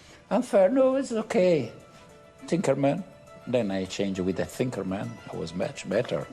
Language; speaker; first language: English; non-native, fluent; Italian